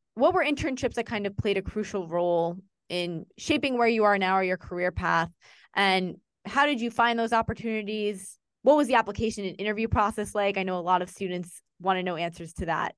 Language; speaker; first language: English; native; English